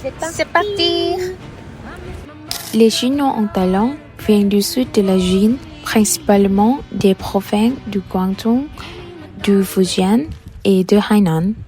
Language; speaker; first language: French; non-native, learner; Thai